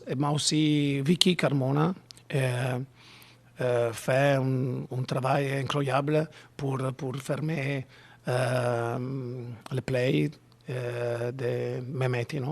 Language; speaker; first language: French; non-native, learner; Italian